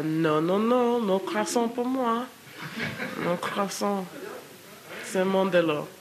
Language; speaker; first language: French; non-native, learner; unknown